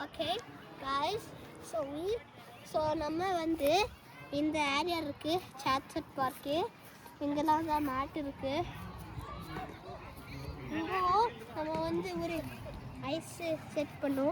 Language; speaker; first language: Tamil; early bilingual, heritage; Tamil